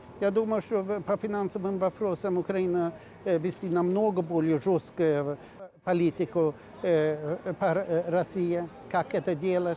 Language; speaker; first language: Russian; non-native, fluent; Swedish